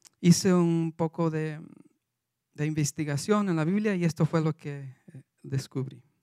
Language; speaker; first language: Spanish; early bilingual, heritage; Spanish